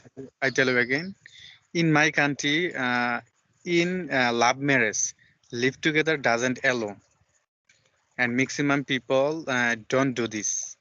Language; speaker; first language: English; non-native, fluent; Bangla